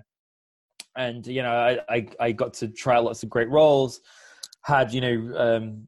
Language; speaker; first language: English; native; English